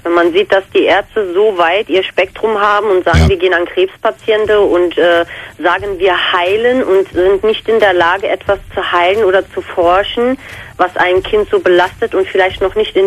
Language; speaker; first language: German; native; German